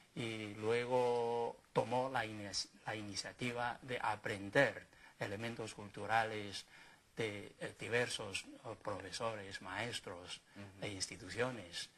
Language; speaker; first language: Spanish; non-native, fluent; Chinese